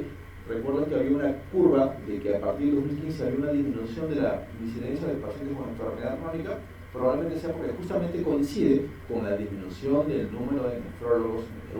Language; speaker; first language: Spanish; native; Spanish